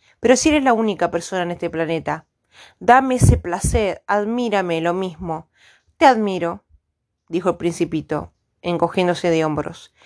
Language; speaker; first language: Spanish; native; Spanish